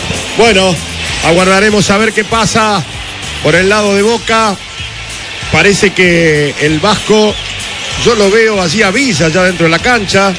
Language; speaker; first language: Spanish; native; Spanish